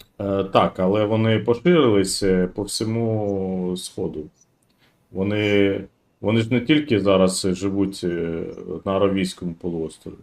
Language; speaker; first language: Ukrainian; non-native, local second language; Russian